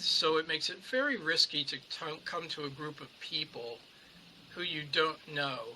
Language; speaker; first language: English; native; English